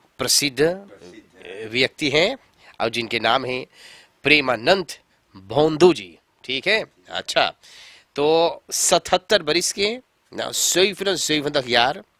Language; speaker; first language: Hindi; early bilingual, heritage; Hindi